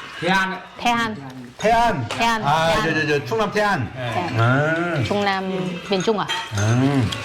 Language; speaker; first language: Korean; non-native, learner; Vietnamese